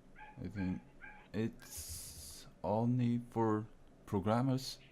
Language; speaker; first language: English; non-native, learner; Korean